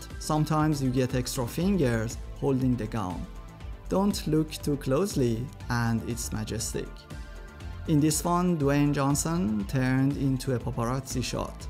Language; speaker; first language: English; non-native, fluent; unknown